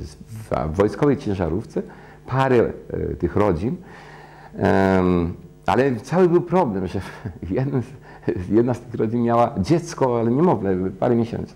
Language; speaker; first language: Polish; early bilingual, heritage; Polish